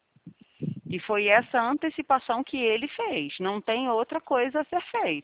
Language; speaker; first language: Portuguese; native; Portuguese